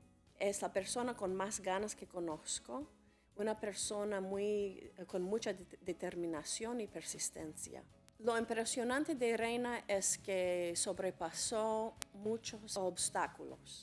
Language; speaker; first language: Spanish; non-native, fluent; English